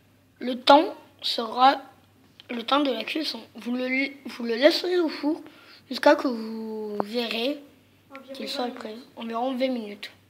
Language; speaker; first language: French; native; French